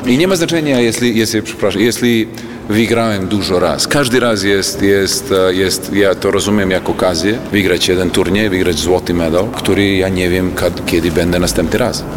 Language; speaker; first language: Polish; non-native, fluent; Serbian